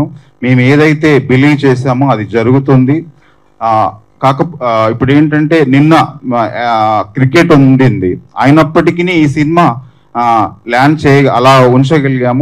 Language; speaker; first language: Telugu; native; Telugu